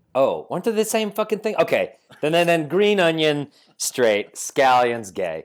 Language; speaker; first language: English; native; English